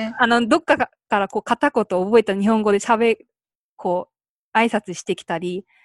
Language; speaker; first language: Japanese; early bilingual, other home language; Korean